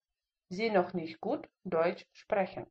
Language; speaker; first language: German; non-native, fluent; Russian